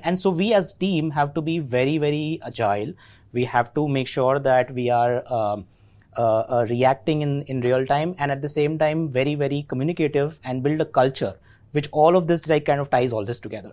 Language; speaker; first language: English; non-native, local second language; Gujarati